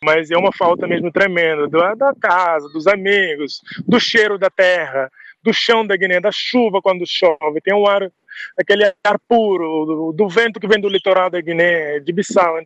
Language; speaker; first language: Portuguese; non-native, local second language; Upper Guinea Crioulo